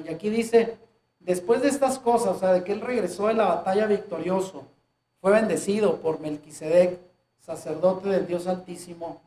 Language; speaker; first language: Spanish; native; Spanish